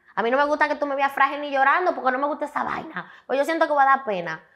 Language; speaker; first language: Spanish; native; Spanish